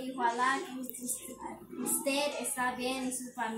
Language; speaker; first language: Spanish; early bilingual, heritage; Spanish